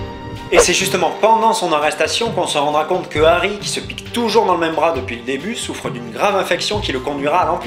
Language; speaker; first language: French; native; French